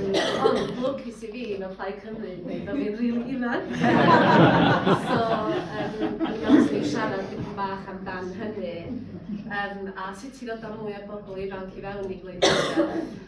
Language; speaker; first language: Welsh; native; Welsh